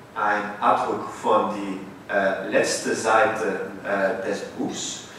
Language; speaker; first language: German; non-native, fluent; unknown